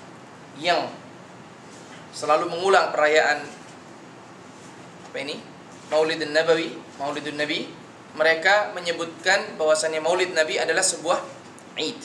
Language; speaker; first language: Indonesian; native; Indonesian